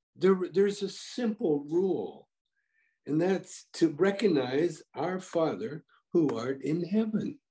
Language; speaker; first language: English; native; English